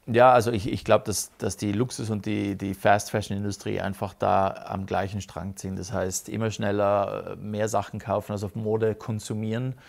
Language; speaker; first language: German; native; German